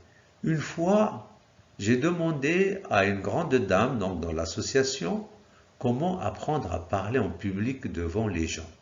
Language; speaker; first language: French; non-native, local second language; Arabic